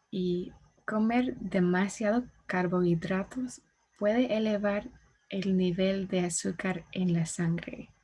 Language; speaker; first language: Spanish; non-native, learner; English